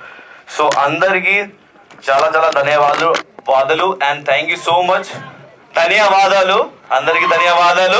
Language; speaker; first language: Telugu; non-native, learner; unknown